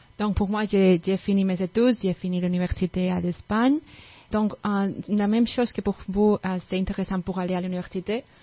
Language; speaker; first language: French; non-native, fluent; Spanish